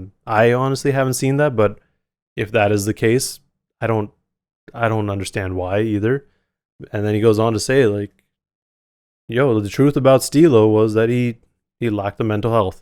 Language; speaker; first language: English; native; English